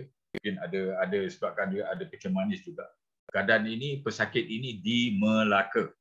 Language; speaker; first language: Malay; native; Malay